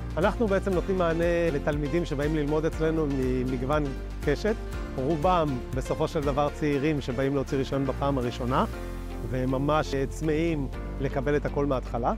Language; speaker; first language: Hebrew; native; Hebrew